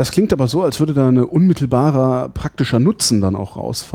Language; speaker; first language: German; native; German